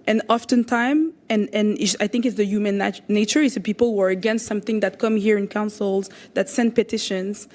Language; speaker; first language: English; non-native, local second language; French